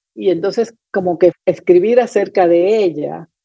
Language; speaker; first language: Spanish; native; Spanish